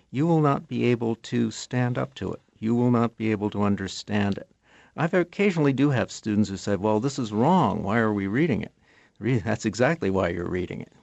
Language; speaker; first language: English; native; English